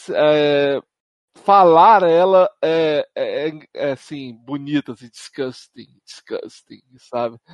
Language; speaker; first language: Portuguese; native; Portuguese